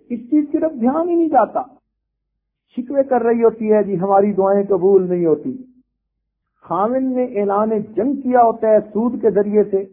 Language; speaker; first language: Urdu; native; Urdu